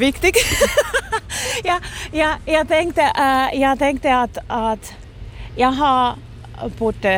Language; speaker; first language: Swedish; non-native, local second language; Finnish